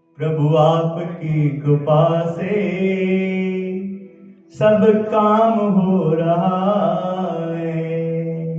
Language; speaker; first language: Hindi; native; Hindi